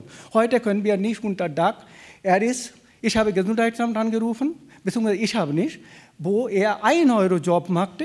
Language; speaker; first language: German; non-native, fluent; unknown